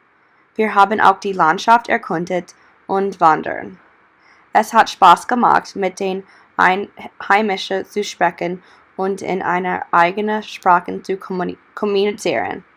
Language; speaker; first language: German; non-native, learner; English